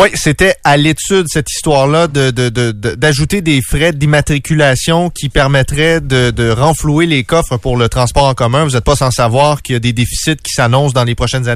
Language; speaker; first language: French; native; French